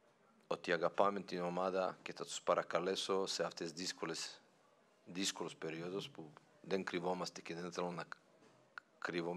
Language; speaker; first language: Greek; non-native, fluent; Serbian